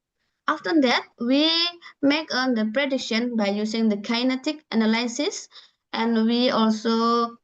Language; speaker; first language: English; non-native, learner; Indonesian